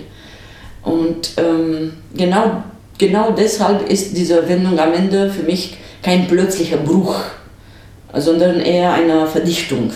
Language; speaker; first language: German; non-native, fluent; Romanian